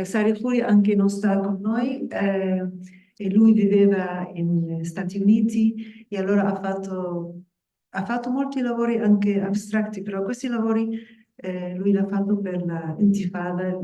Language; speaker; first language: Italian; non-native, fluent; Spanish